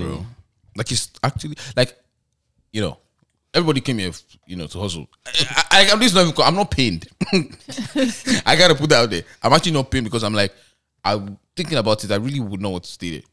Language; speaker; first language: English; native; English